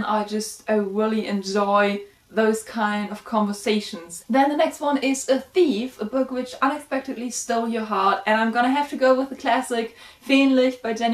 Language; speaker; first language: English; non-native, fluent; German